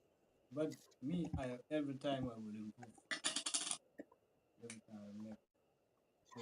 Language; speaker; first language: English; non-native, fluent; Arabic